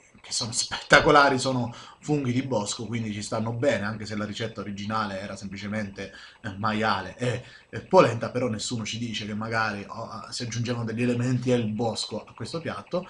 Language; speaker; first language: Italian; native; Italian